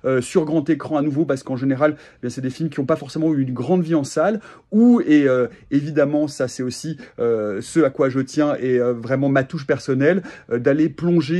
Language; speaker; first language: French; native; French